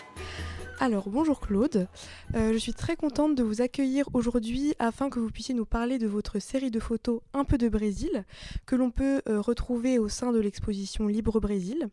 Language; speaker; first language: French; native; French